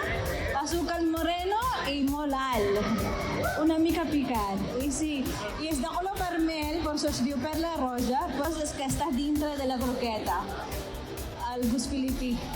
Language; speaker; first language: Catalan; non-native, fluent; Filipino